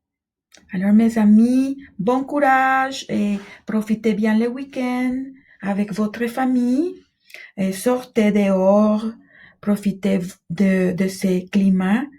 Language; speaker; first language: French; non-native, fluent; Spanish